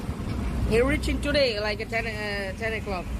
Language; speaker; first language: English; non-native, learner; Hindi